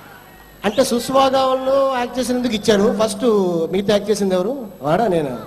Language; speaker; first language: Telugu; native; Telugu